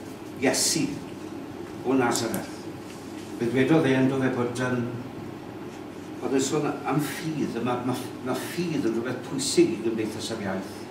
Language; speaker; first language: Welsh; native; Welsh